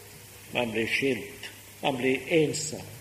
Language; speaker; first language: Swedish; non-native, local second language; Finnish